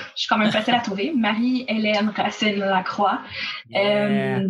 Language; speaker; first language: French; native; French